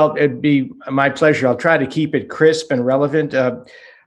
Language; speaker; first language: English; early bilingual, other home language; Hungarian